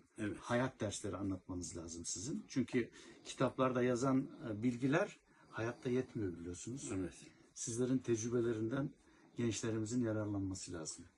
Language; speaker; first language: Turkish; native; Turkish